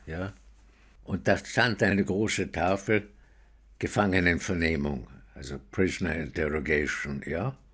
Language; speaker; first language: German; native; German